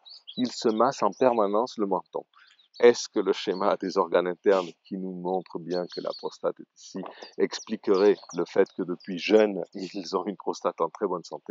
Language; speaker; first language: French; native; French